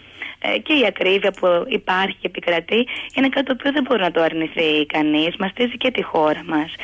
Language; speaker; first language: Greek; native; Greek